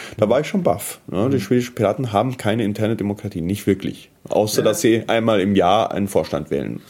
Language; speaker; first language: German; early bilingual, heritage; German